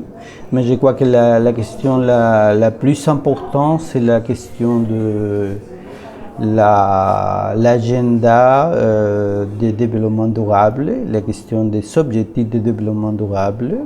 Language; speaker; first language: French; non-native, learner; Spanish